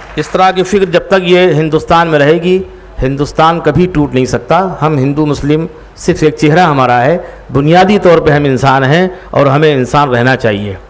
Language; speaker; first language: Urdu; native; Urdu